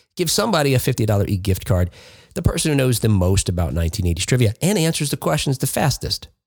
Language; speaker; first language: English; native; English